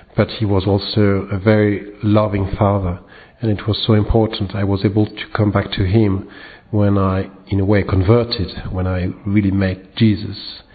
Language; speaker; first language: English; non-native, fluent; French